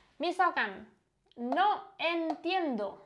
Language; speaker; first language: Spanish; non-native, fluent; Indonesian